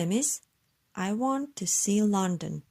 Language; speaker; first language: English; non-native, learner; Turkish